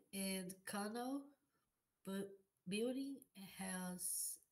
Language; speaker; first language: English; non-native, learner; Portuguese